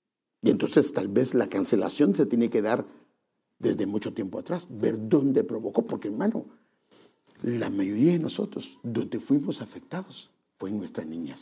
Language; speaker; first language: Spanish; native; Spanish